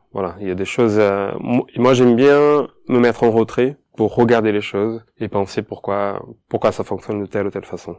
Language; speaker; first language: French; non-native, fluent; Portuguese